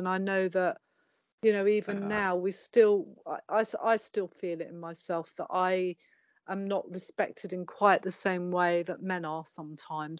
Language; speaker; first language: English; native; English